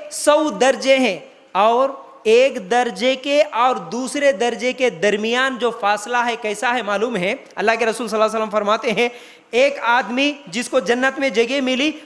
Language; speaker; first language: Hindi; non-native, local second language; Urdu